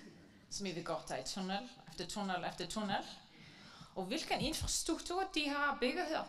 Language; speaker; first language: Danish; non-native, fluent; Icelandic